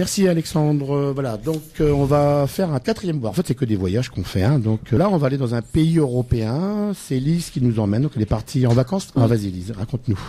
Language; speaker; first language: French; native; French